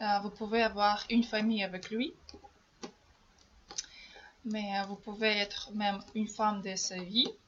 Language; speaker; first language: French; non-native, fluent; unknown